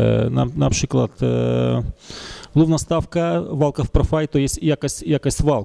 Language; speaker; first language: Polish; non-native, fluent; Russian